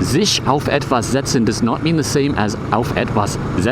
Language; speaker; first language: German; non-native, fluent; English